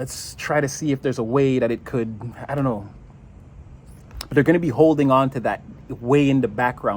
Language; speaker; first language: English; native; English